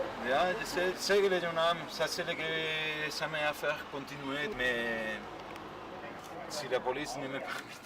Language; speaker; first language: French; non-native, learner; Spanish